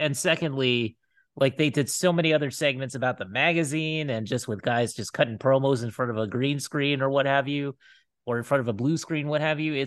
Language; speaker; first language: English; native; English